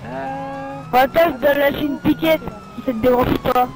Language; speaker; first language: French; native; French